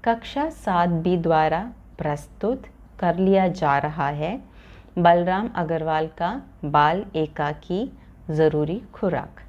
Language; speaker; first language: Hindi; non-native, local second language; Malayalam